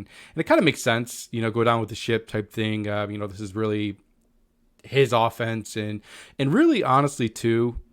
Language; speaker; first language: English; native; English